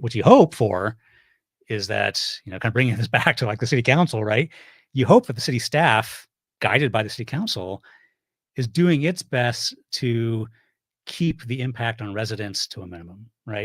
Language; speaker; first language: English; native; English